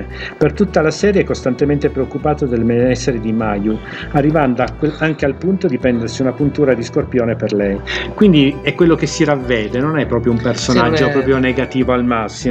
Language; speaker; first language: Italian; native; Italian